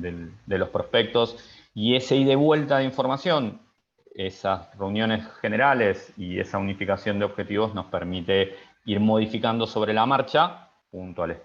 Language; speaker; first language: Spanish; native; Spanish